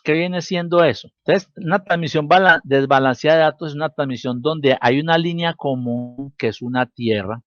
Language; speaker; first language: Spanish; native; Spanish